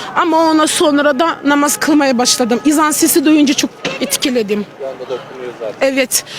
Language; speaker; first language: Turkish; non-native, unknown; Russian